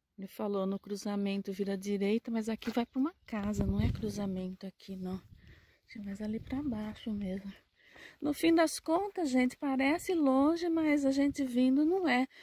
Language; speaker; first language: Portuguese; native; Portuguese